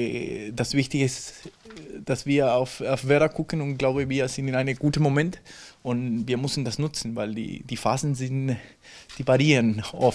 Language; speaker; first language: German; non-native, fluent; Spanish